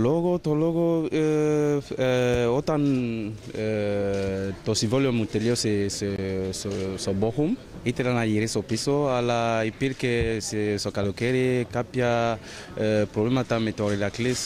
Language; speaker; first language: Greek; non-native, fluent; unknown